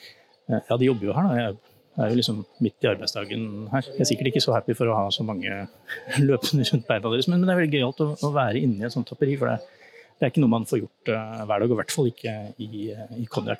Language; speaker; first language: Norwegian; native; Norwegian